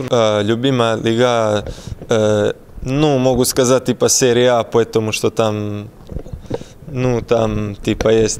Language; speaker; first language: Russian; non-native, learner; Serbian